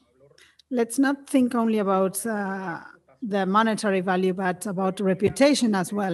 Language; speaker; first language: English; non-native, fluent; Spanish